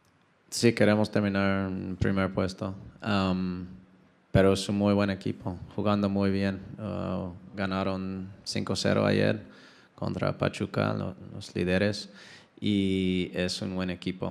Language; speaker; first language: Spanish; non-native, fluent; English